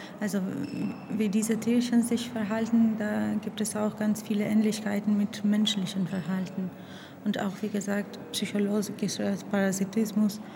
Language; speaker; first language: German; non-native, fluent; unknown